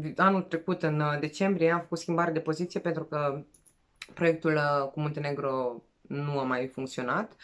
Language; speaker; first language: Romanian; non-native, fluent; Serbian